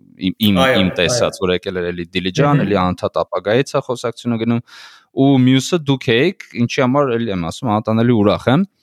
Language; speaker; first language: Armenian; native; Armenian